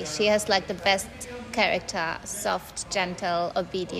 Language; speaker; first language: English; non-native, fluent; German